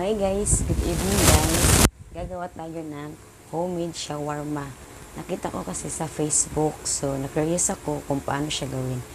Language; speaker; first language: Filipino; non-native, local second language; Cebuano